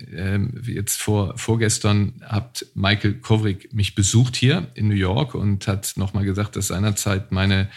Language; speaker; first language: German; native; German